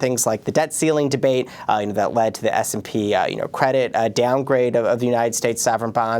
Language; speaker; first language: English; native; English